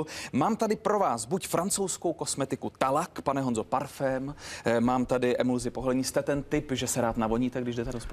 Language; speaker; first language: Czech; native; Czech